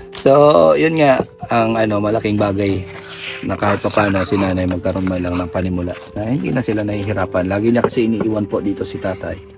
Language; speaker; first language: Filipino; native; Filipino